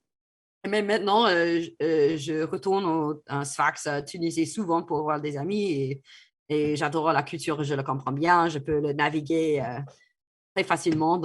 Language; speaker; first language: French; non-native, fluent; English